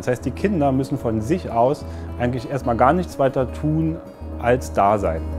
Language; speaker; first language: German; native; German